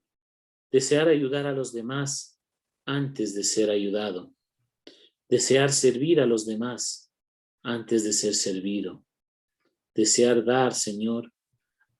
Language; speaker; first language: Spanish; native; Spanish